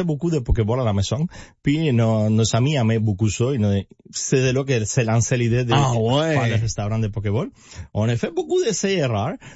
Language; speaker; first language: French; non-native, fluent; Spanish